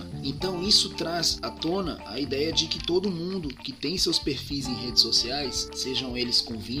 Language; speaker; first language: Portuguese; native; Portuguese